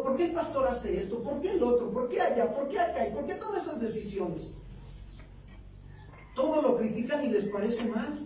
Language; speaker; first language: Spanish; native; Spanish